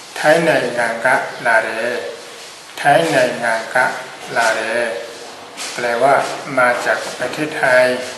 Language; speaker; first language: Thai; non-native, fluent; Burmese